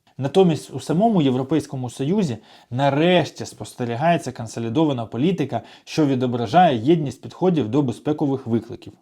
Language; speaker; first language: Ukrainian; non-native, local second language; Russian